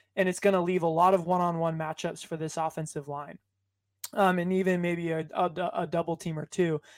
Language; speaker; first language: English; native; English